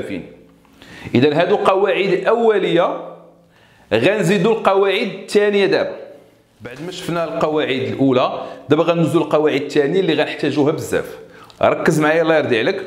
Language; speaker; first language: Arabic; native; Arabic